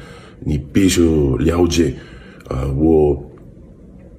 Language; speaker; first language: Chinese; non-native, learner; English